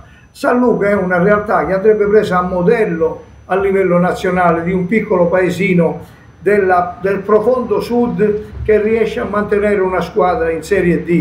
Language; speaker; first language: Italian; native; Italian